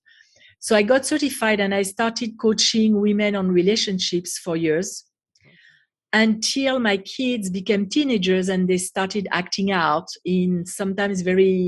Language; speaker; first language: English; non-native, fluent; French